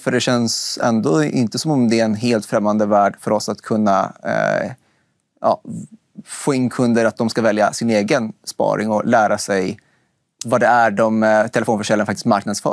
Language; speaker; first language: Swedish; native; Swedish